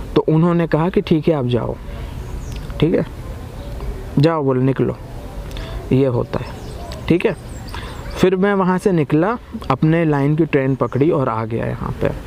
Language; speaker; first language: Hindi; native; Hindi